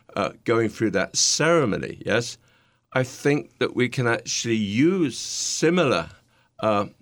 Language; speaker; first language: English; native; English